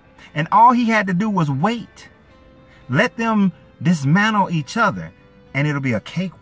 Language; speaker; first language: English; native; English